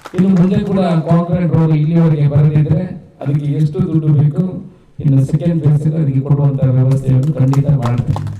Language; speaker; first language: Kannada; non-native, local second language; Tulu